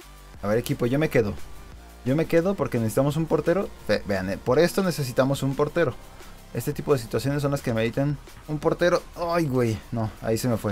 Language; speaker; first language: Spanish; native; Spanish